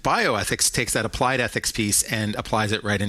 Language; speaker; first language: English; native; English